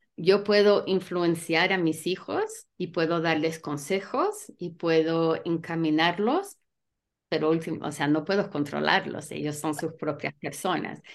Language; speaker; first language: Spanish; early bilingual, heritage; Spanish